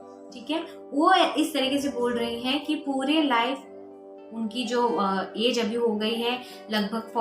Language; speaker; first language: Hindi; native; Hindi